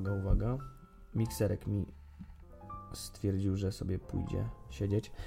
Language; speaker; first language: Polish; native; Polish